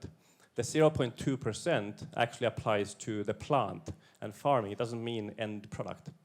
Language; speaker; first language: English; non-native, fluent; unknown